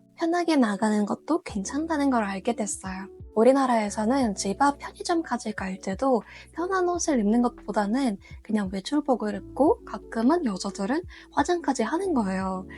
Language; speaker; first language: Korean; non-native, fluent; Russian